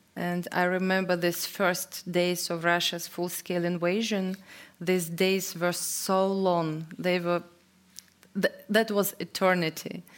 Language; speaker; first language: English; non-native, fluent; Ukrainian